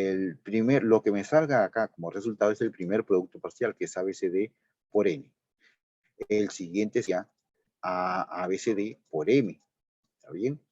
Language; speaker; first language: Spanish; native; Spanish